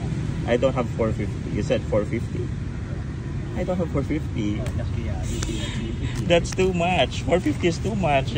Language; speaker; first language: English; non-native, local second language; Filipino